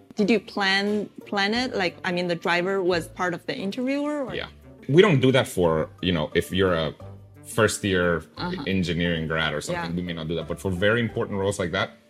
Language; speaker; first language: English; non-native, fluent; Spanish